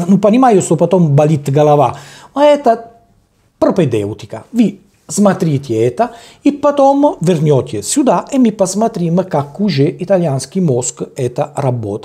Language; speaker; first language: Russian; non-native, learner; Italian